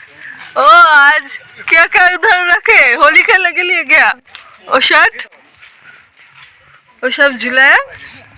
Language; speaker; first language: Hindi; non-native, local second language; Bangla